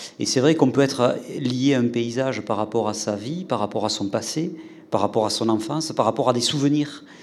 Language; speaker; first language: French; native; French